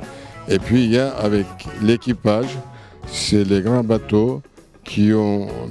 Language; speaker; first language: French; non-native, fluent; Turkish